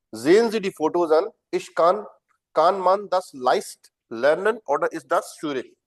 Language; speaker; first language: German; non-native, fluent; Hindi